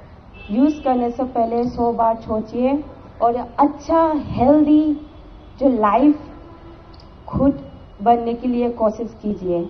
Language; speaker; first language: Hindi; non-native, local second language; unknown